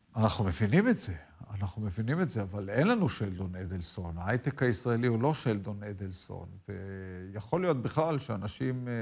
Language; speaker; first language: Hebrew; native; Hebrew